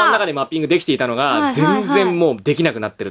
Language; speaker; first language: Japanese; native; Japanese